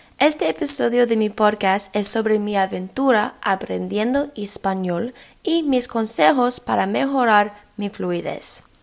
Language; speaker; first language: Spanish; early bilingual, heritage; English